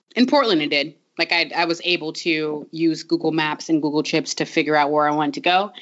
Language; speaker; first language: English; native; English